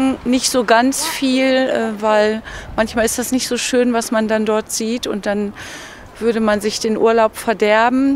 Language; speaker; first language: German; native; German